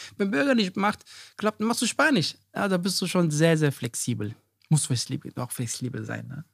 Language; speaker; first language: German; early bilingual, other home language; Akan